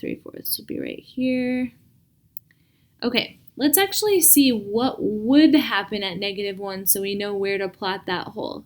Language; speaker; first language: English; native; English